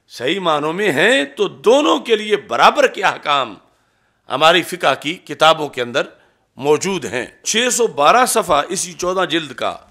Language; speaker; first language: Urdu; non-native, local second language; Punjabi